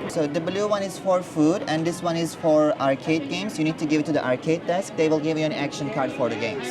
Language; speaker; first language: English; non-native, fluent; Turkish